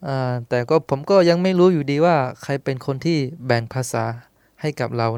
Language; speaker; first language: Thai; non-native, local second language; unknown